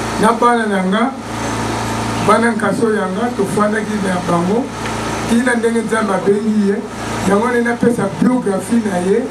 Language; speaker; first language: Lingala; non-native, local second language; Kongo